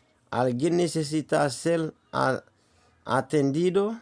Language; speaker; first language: Spanish; non-native, learner; Haitian Creole